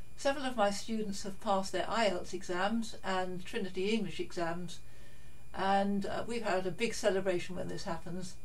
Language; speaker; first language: English; native; English